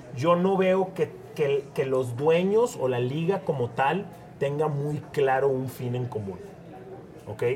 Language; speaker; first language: Spanish; native; Spanish